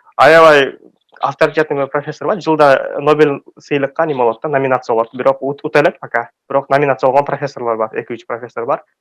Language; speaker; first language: Kyrgyz; native; Kyrgyz